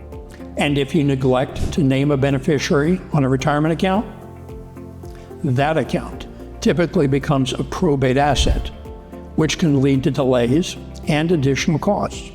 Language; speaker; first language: English; native; English